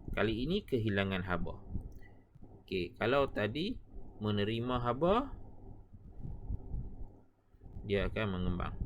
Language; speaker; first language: Malay; native; Malay